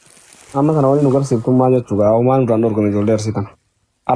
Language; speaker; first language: Arabic; non-native, learner; Oromo